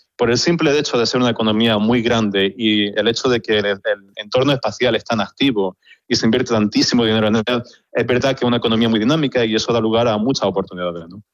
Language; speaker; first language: Spanish; native; Spanish